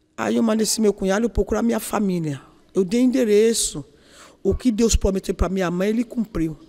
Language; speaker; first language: Portuguese; non-native, fluent; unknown